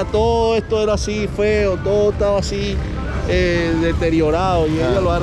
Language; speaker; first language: Spanish; native; Spanish